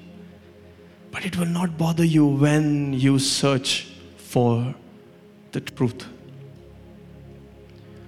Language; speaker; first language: English; non-native, local second language; Malayalam